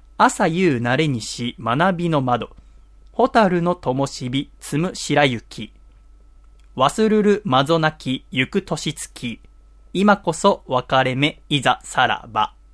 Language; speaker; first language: Japanese; native; Japanese